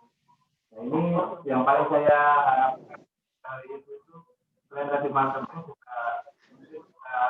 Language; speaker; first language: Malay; non-native, local second language; Javanese